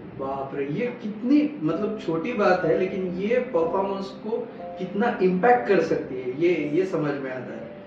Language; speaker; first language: Hindi; non-native, local second language; Marathi